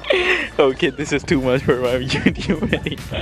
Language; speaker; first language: English; non-native, local second language; Hindi